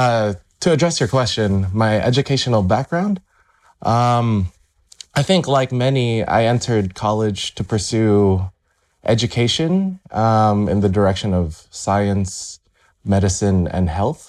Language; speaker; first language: English; native; English